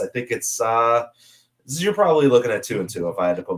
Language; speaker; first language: English; native; English